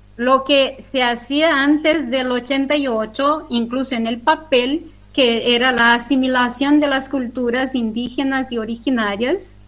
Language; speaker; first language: Spanish; non-native, local second language; Guarani